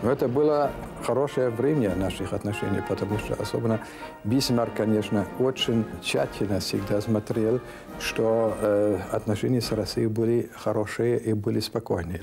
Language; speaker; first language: Russian; non-native, fluent; German